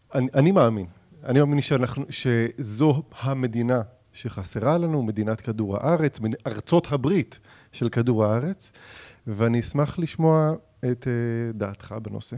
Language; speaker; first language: Hebrew; native; Hebrew